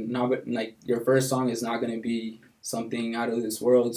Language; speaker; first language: English; native; English